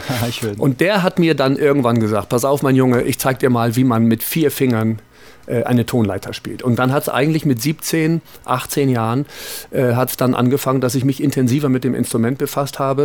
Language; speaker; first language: German; native; German